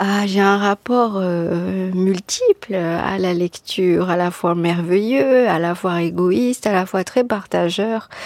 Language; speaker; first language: French; non-native, local second language; Morisyen